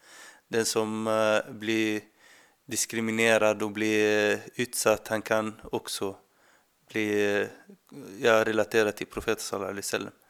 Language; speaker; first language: Swedish; non-native, fluent; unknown